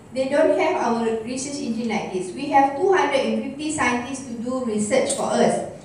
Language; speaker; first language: English; non-native, local second language; Malay